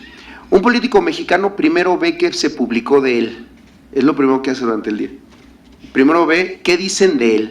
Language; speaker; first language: Spanish; native; Spanish